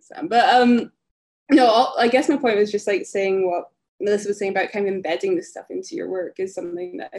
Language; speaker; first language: English; native; English